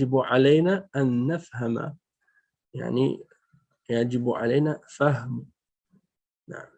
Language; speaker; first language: Arabic; non-native, fluent; French